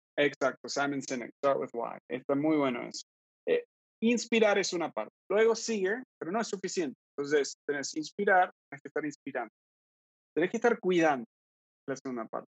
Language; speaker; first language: Spanish; early bilingual, other home language; English